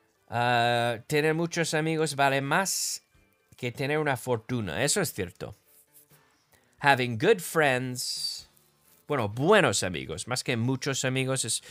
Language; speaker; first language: Spanish; non-native, fluent; English